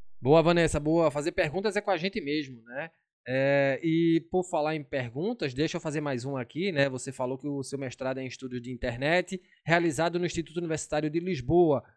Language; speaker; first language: Portuguese; native; Portuguese